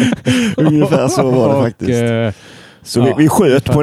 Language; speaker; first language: Swedish; native; Swedish